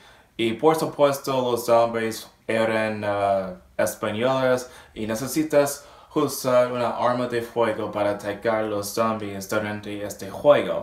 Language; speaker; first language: Spanish; non-native, learner; English